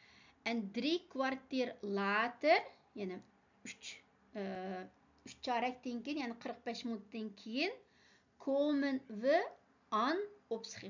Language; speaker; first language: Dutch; non-native, fluent; Uyghur